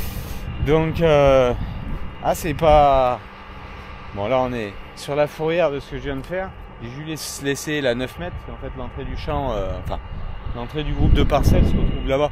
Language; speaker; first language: French; native; French